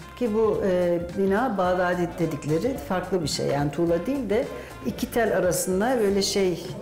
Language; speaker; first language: Turkish; native; Turkish